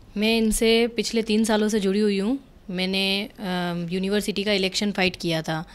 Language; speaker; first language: Hindi; native; Hindi